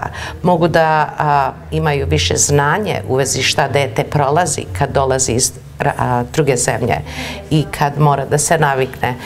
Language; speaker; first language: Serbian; early bilingual, heritage; Serbian